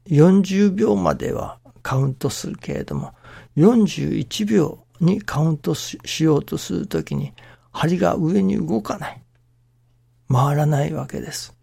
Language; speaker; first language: Japanese; native; Japanese